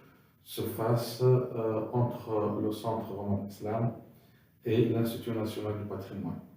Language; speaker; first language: French; non-native, local second language; Arabic